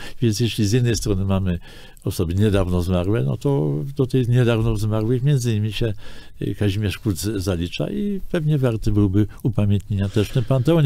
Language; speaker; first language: Polish; native; Polish